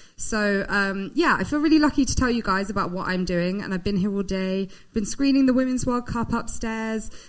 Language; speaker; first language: English; native; English